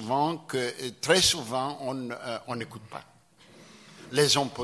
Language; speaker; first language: French; non-native, fluent; Greek